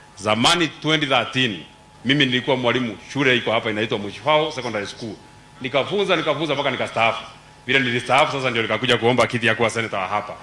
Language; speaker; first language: Swahili; non-native, local second language; Kikuyu